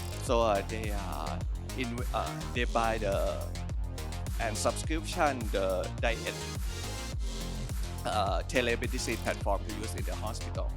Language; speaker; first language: English; non-native, learner; Thai